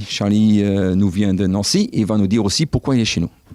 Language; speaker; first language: French; non-native, local second language; Luxembourgish